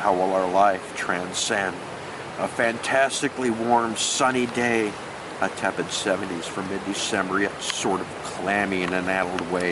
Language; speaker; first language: English; native; English